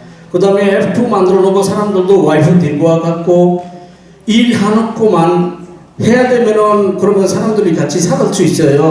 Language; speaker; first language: Korean; non-native, fluent; Bangla